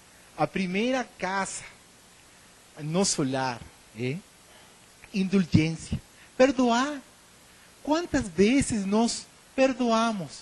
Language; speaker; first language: Portuguese; non-native, learner; Spanish